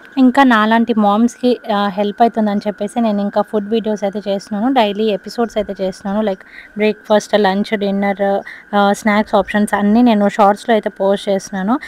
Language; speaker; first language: Telugu; non-native, local second language; Lambadi